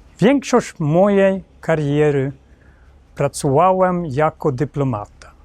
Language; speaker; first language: Polish; non-native, learner; Swedish